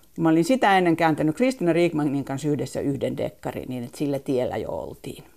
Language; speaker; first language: Finnish; native; Finnish